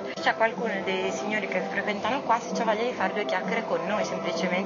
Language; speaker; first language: Italian; native; Italian